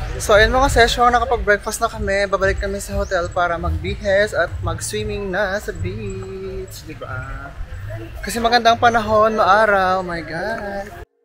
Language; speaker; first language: Filipino; native; Filipino